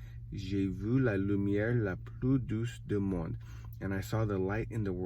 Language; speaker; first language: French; non-native, learner; English